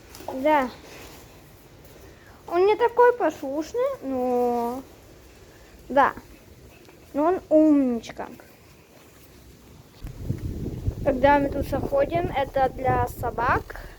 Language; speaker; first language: Russian; early bilingual, heritage; Russian